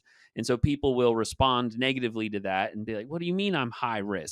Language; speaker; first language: English; native; English